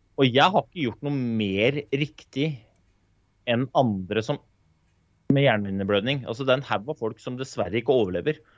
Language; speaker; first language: Norwegian; native; Norwegian